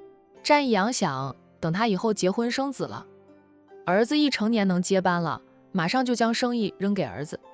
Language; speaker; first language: Chinese; native; Chinese